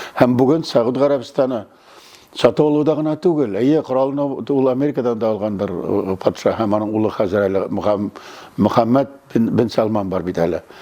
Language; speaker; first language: Tatar; native; Tatar